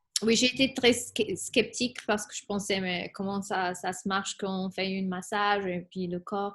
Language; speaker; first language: French; non-native, fluent; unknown